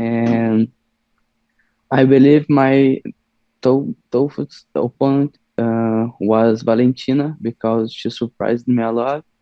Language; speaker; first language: English; non-native, learner; Portuguese